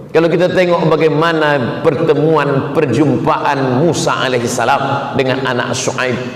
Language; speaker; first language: Malay; native; Malay